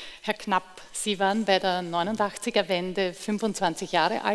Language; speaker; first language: German; native; German